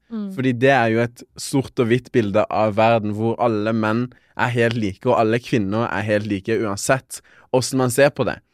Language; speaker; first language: Norwegian; early bilingual, other home language; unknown